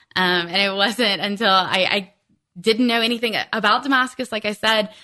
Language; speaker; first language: English; native; English